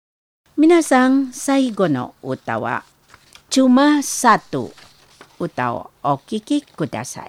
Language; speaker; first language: Japanese; non-native, learner; Indonesian